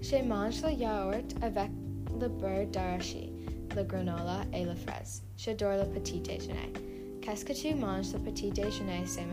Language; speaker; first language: French; non-native, learner; English